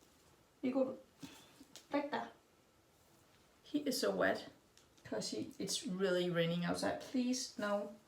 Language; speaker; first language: English; non-native, fluent; Danish